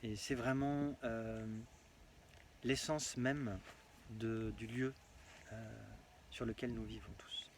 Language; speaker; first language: French; native; French